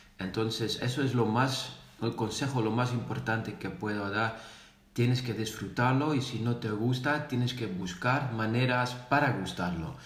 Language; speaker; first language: Spanish; non-native, fluent; Dutch